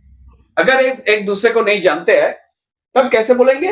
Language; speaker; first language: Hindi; non-native, local second language; Bangla